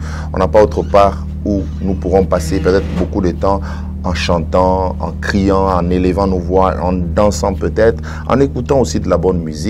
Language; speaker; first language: French; non-native, local second language; Swahili